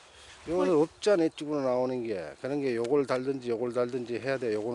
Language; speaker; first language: Korean; native; Korean